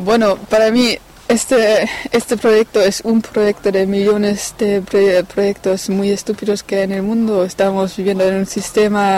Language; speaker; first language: Spanish; non-native, fluent; French